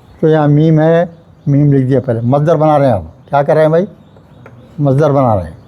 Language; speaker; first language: Urdu; native; Urdu